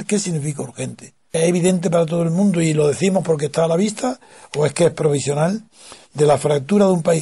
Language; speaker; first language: Spanish; native; Spanish